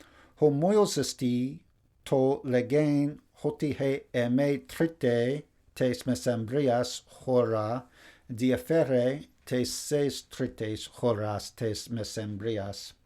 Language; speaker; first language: Greek; non-native, fluent; English